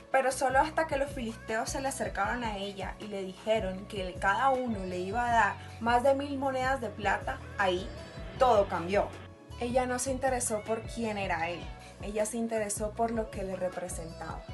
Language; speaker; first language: Spanish; native; Spanish